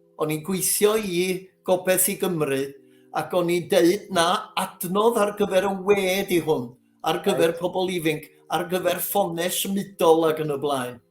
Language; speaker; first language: Welsh; native; Welsh